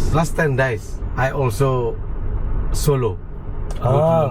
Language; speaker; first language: English; non-native, learner; Indonesian